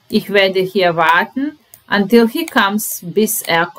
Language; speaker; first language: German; non-native, fluent; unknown